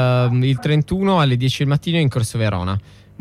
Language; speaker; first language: Italian; native; Italian